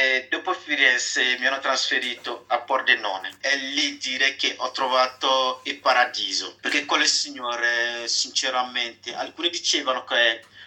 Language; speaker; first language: Italian; non-native, fluent; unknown